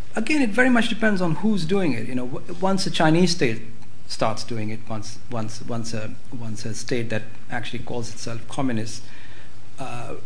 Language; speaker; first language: English; non-native, local second language; Hindi